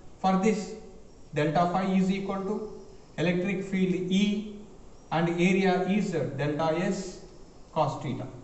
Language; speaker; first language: English; non-native, local second language; Kannada